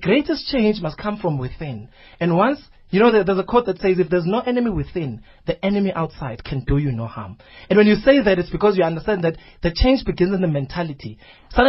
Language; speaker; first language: English; non-native, local second language; Zulu